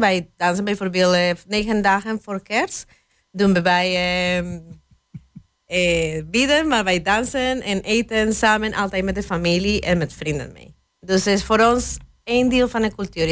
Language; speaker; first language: Dutch; non-native, fluent; Spanish